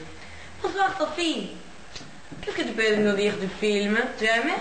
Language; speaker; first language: French; non-native, learner; Spanish